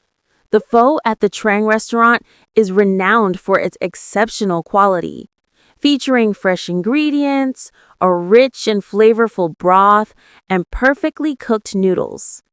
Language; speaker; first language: English; non-native, learner; Vietnamese